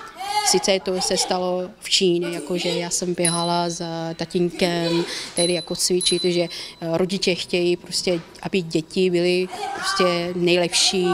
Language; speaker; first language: Czech; non-native, fluent; Chinese